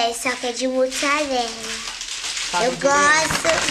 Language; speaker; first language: Portuguese; early bilingual, heritage; Portuguese